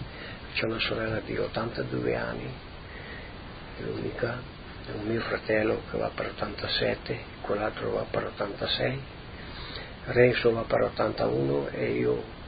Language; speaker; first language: Italian; native; Italian